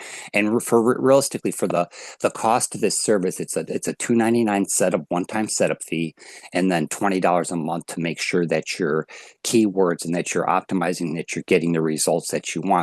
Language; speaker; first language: English; native; English